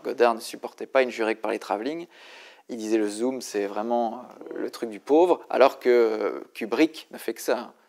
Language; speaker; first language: French; native; French